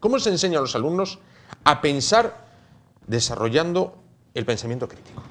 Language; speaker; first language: Spanish; native; Spanish